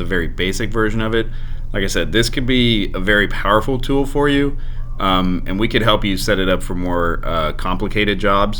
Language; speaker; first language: English; native; English